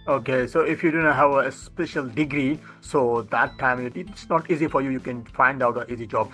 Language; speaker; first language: English; non-native, fluent; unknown